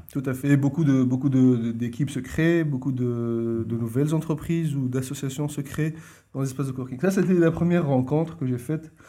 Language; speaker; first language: French; non-native, local second language; Arabic